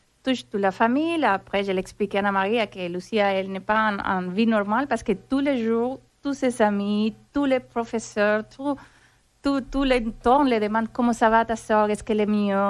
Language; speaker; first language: French; non-native, fluent; Spanish